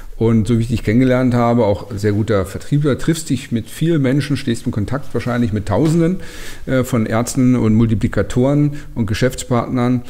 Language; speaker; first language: German; native; German